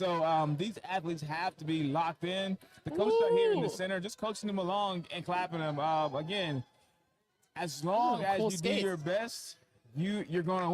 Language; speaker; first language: English; native; English